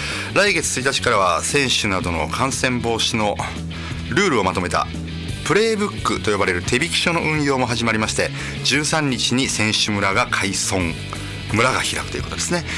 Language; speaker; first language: Japanese; native; Japanese